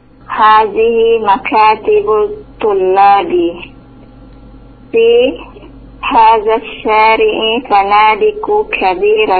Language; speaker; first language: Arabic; non-native, learner; Indonesian